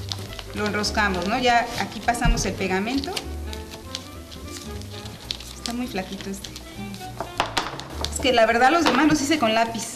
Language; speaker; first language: Spanish; native; Spanish